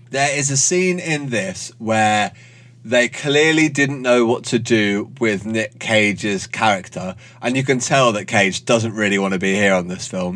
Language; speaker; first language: English; native; English